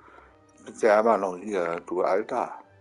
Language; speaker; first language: German; non-native, learner; Vietnamese